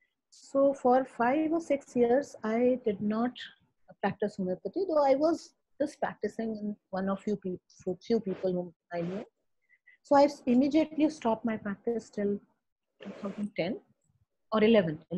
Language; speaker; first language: English; early bilingual, other home language; Hindi